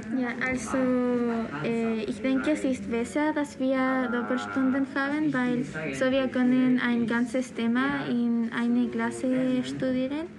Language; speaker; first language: German; non-native, learner; Spanish